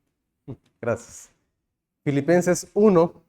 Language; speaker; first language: Spanish; native; Spanish